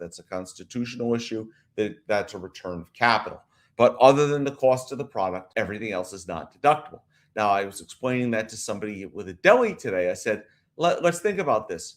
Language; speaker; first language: English; native; English